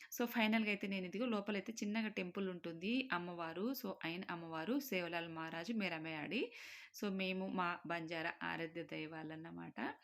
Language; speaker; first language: Telugu; non-native, local second language; Marwari